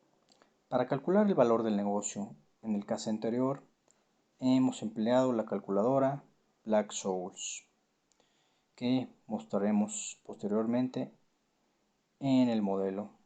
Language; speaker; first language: Spanish; native; Spanish